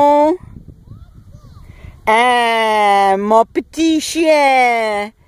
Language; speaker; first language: French; non-native, learner; English